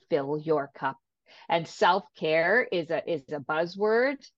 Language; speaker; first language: English; native; English